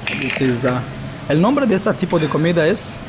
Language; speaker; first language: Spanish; non-native, learner; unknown